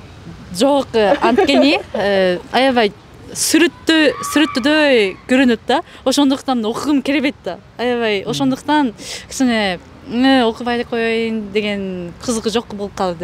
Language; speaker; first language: Kyrgyz; non-native, fluent; Japanese